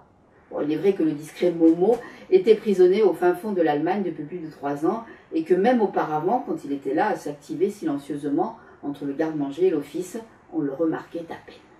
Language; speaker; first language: French; native; French